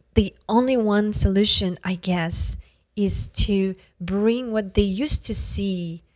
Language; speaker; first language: English; non-native, fluent; Yakut